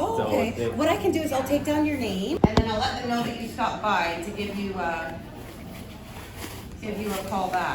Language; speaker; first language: English; native; English